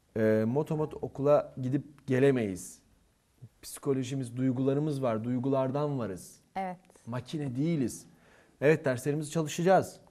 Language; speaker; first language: Turkish; non-native, local second language; Kurdish